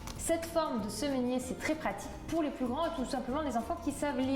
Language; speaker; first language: French; native; French